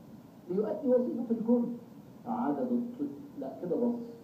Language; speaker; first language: Arabic; native; Arabic